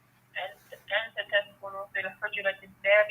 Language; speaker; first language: Arabic; non-native, learner; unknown